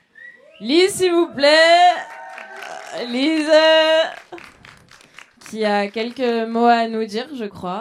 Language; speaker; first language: French; native; French